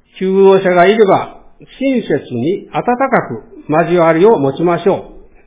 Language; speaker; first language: Japanese; native; Japanese